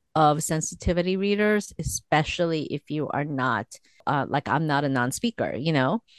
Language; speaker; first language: English; early bilingual, other home language; Korean